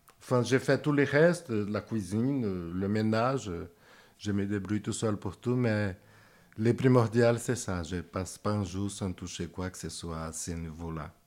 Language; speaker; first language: French; non-native, fluent; Portuguese